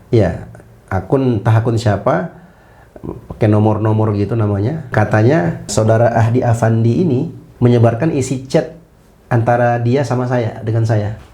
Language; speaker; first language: Indonesian; native; Indonesian